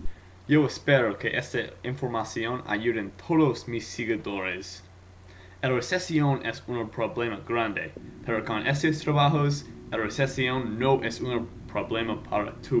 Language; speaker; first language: Spanish; non-native, learner; English